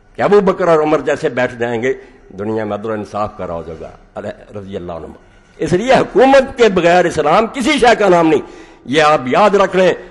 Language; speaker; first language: Urdu; native; Urdu